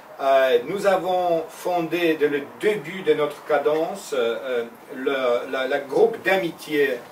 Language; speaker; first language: French; non-native, fluent; Polish